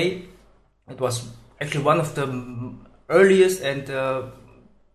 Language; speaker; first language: English; non-native, fluent; Chinese